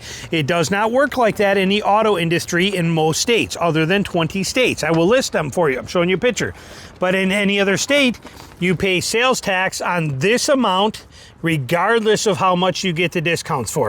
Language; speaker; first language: English; native; English